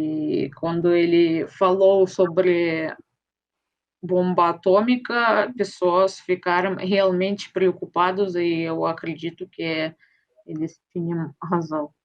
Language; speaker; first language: Portuguese; non-native, fluent; Russian